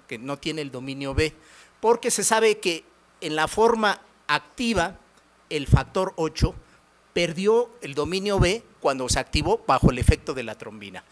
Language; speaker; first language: Spanish; native; Spanish